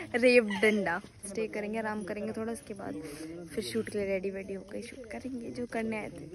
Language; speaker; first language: Hindi; native; Hindi